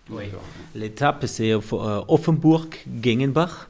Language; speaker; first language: French; non-native, fluent; German